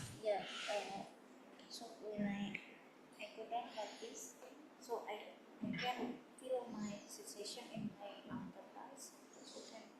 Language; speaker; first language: English; non-native, learner; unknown